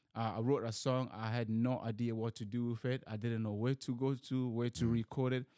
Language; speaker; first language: English; early bilingual, other home language; Lingala